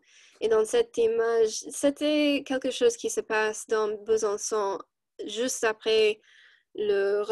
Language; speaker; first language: French; non-native, learner; English